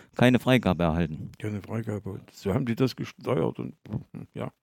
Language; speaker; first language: German; native; German